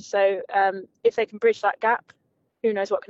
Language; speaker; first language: English; native; English